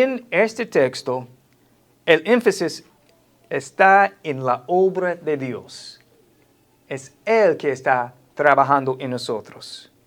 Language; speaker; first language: Spanish; non-native, fluent; English